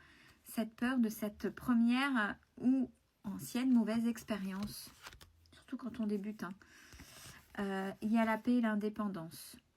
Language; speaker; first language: French; native; French